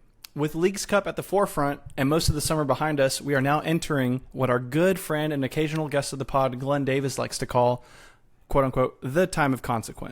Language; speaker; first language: English; native; English